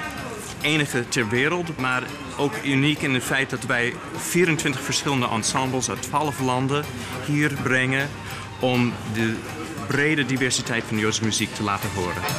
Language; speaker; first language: Dutch; non-native, fluent; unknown